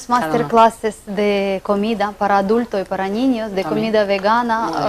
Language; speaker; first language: Spanish; non-native, learner; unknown